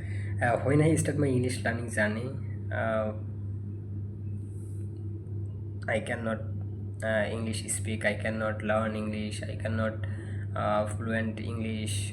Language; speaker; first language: English; non-native, learner; Bangla